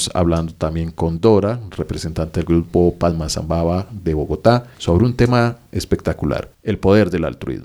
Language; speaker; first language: Spanish; native; Spanish